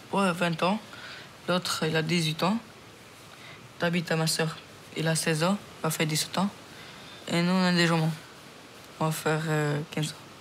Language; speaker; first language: French; early bilingual, other home language; Romanian